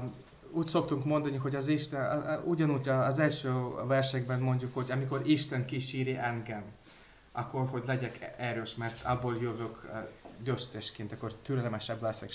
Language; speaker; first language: Hungarian; non-native, learner; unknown